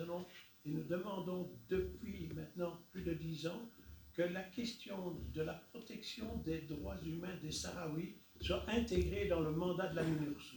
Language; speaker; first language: French; native; French